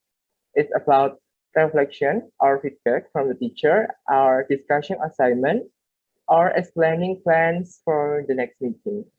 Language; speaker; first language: English; non-native, learner; Indonesian